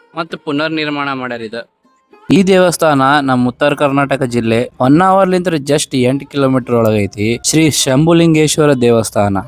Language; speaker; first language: Kannada; native; Kannada